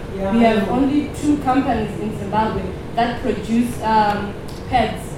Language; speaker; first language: English; non-native, local second language; Shona